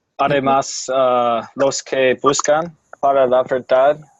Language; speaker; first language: Spanish; non-native, fluent; English